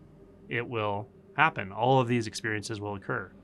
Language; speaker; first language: English; native; English